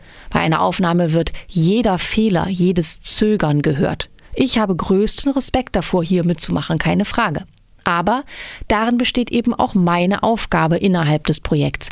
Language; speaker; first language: German; native; German